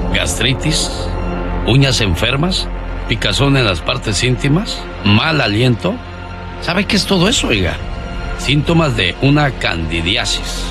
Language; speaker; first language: Spanish; native; Spanish